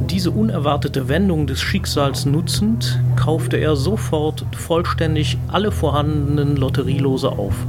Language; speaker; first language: German; native; German